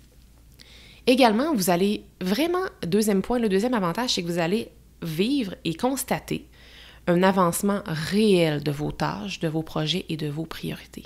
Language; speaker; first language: French; native; French